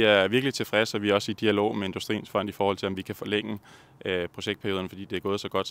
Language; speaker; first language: Danish; native; Danish